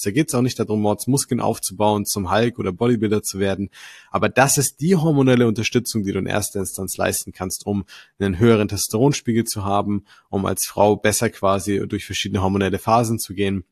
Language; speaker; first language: German; native; German